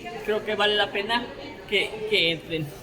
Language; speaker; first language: Spanish; native; Spanish